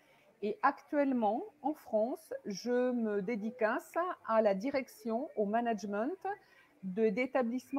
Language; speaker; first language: French; native; French